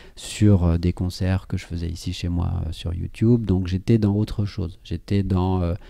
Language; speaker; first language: French; native; French